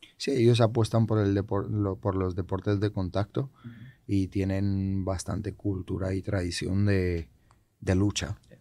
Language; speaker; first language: Spanish; non-native, fluent; Georgian